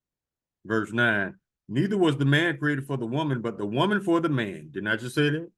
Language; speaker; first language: English; native; English